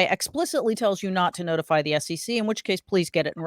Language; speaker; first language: English; native; English